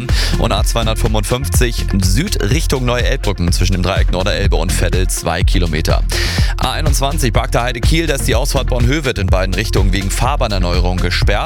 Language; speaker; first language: German; native; German